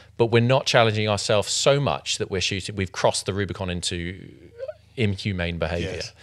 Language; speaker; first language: English; native; English